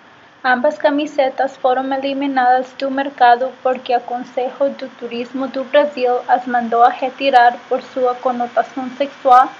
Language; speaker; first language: Portuguese; non-native, fluent; Spanish